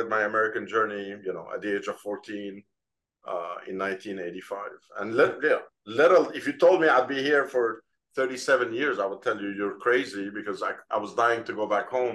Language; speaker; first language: English; non-native, fluent; Arabic